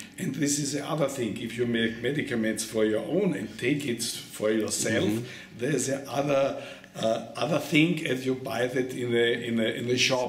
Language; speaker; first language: English; non-native, learner; German